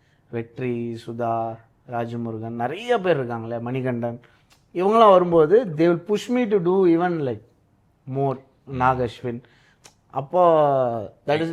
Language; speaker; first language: Tamil; native; Tamil